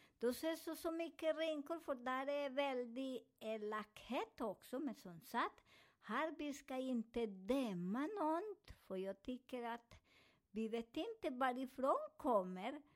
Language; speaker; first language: Swedish; non-native, fluent; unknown